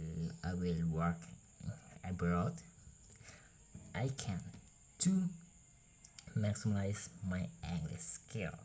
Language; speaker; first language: English; non-native, learner; Indonesian